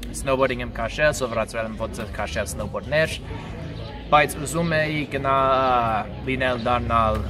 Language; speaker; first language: Armenian; non-native, learner; English